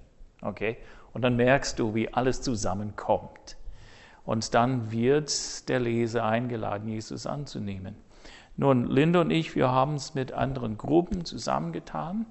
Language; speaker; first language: German; non-native, fluent; English